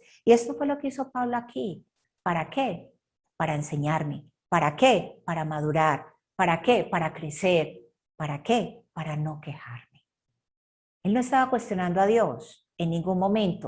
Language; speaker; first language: Spanish; native; Spanish